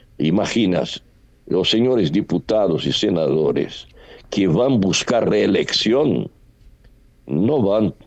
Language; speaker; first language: Spanish; non-native, fluent; Portuguese